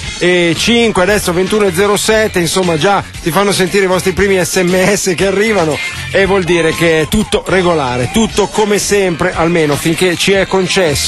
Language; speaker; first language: Italian; native; Italian